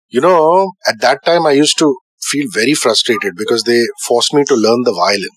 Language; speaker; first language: English; non-native, local second language; Tamil